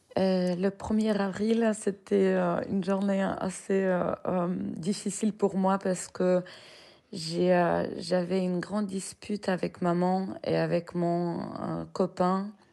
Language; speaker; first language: French; non-native, fluent; Russian